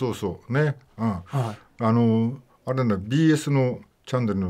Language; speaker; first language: Japanese; native; Japanese